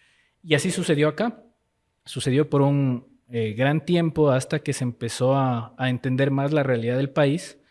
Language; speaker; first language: Spanish; native; Spanish